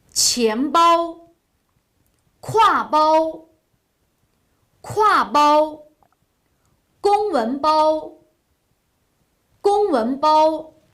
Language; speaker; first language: Chinese; non-native, local second language; Uyghur